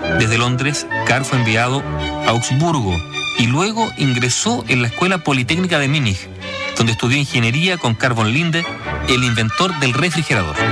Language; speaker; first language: Spanish; native; Spanish